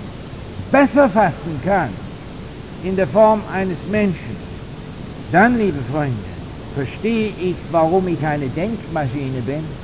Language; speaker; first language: German; non-native, fluent; English